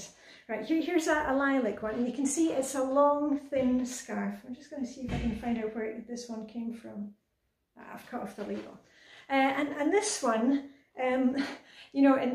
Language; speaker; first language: English; native; English